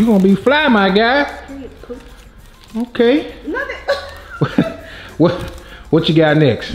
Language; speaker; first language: English; native; English